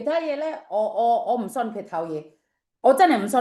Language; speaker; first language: Chinese; non-native, fluent; Indonesian